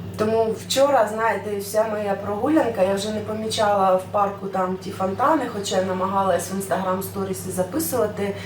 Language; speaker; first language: Ukrainian; non-native, local second language; Russian